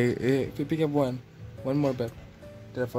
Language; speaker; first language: English; non-native, learner; Indonesian